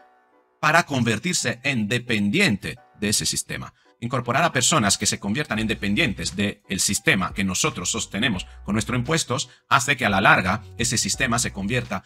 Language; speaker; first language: Spanish; native; Spanish